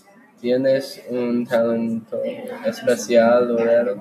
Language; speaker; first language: Spanish; non-native, learner; English